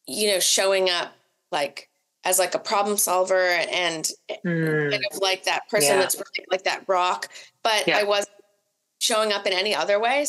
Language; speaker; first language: English; native; English